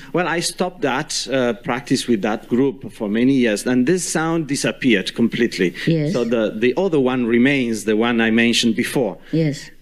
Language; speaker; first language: English; non-native, fluent; Spanish